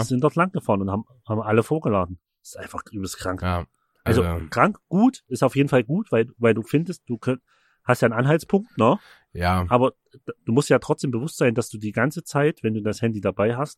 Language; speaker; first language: German; native; German